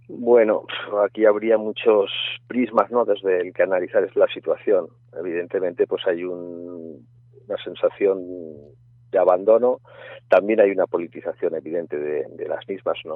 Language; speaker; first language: Spanish; native; Spanish